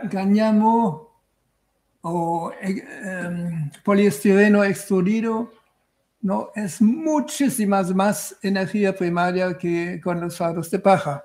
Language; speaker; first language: Spanish; non-native, fluent; German